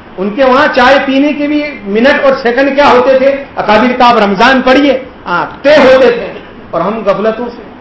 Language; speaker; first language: Urdu; non-native, local second language; Gujarati